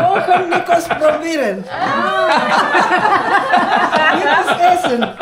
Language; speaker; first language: German; non-native, learner; Greek